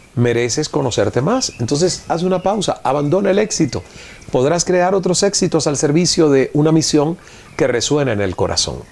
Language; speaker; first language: Spanish; native; Spanish